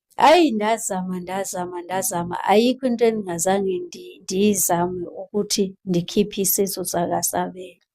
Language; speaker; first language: Zulu; non-native, local second language; Xhosa